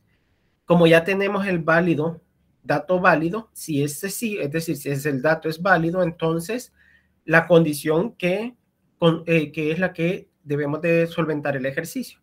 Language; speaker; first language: Spanish; native; Spanish